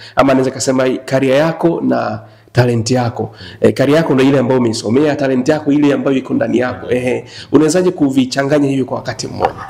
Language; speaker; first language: Swahili; native; Swahili